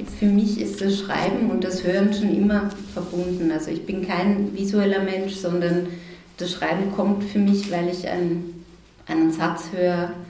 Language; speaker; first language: German; native; German